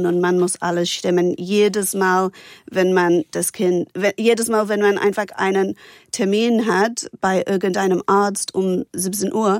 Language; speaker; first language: German; non-native, fluent; English